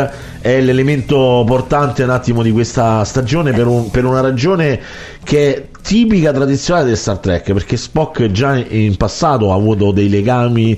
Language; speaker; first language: Italian; native; Italian